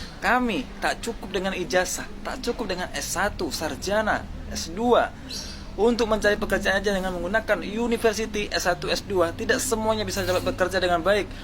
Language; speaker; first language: Indonesian; native; Indonesian